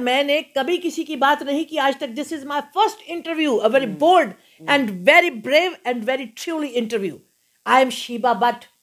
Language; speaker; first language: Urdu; non-native, local second language; Punjabi